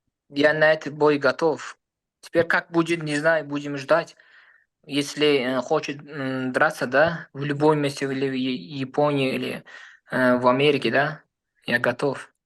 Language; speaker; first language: Russian; non-native, fluent; Uzbek